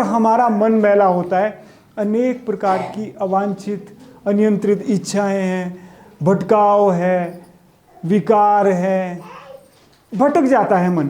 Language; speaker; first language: Hindi; native; Hindi